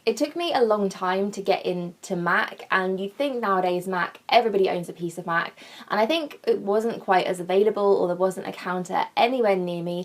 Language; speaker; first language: English; native; English